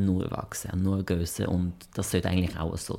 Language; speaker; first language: German; non-native, fluent; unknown